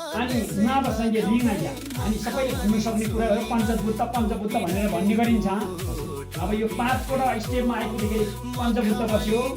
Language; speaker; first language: Nepali; non-native, local second language; Eastern Tamang